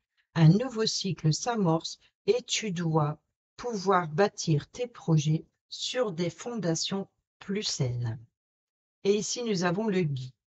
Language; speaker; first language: French; native; French